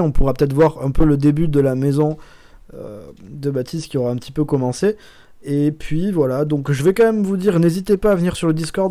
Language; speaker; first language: French; native; French